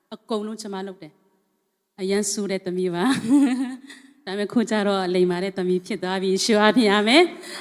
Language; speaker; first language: Burmese; non-native, learner; Mizo